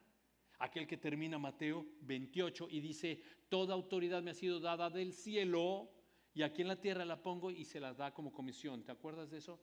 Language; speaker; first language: Spanish; native; Spanish